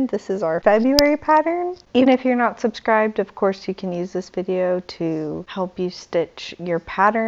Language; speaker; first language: English; native; English